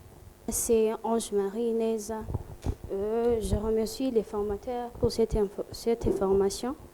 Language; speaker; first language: French; non-native, local second language; Rundi